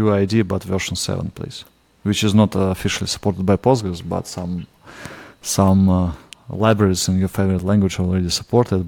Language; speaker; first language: English; non-native, fluent; Russian